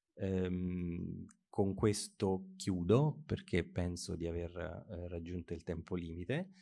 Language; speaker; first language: Italian; native; Italian